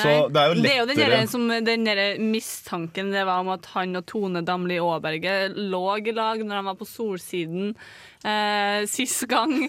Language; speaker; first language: Norwegian; native; Norwegian